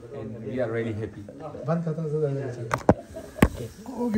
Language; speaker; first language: English; non-native, learner; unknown